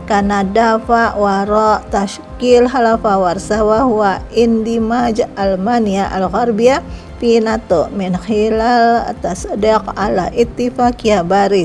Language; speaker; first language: Arabic; non-native, fluent; Indonesian